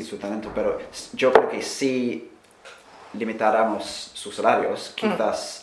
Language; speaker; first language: Spanish; non-native, fluent; English